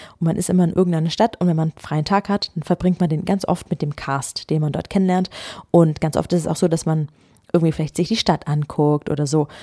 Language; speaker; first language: German; native; German